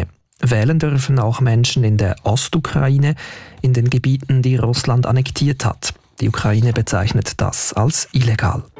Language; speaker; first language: German; native; German